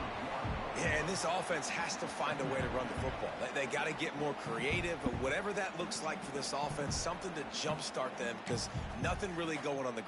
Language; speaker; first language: English; native; English